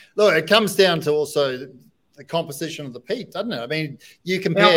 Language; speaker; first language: English; native; English